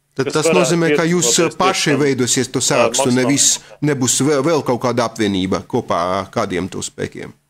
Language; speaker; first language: Latvian; non-native, local second language; Russian